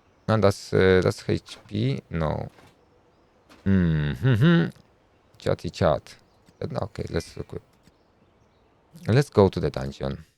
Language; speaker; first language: English; non-native, fluent; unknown